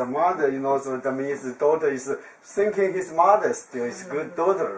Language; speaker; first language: English; non-native, learner; Chinese